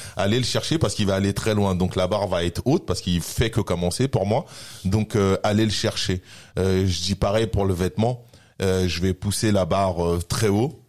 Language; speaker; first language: French; native; French